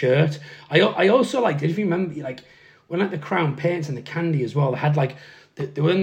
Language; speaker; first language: English; native; English